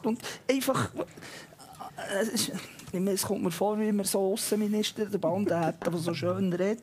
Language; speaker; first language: German; native; German